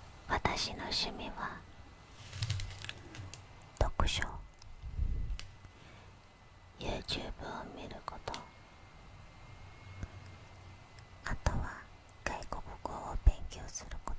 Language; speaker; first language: Japanese; non-native, fluent; Indonesian